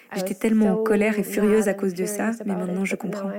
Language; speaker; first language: French; non-native, fluent; Arabic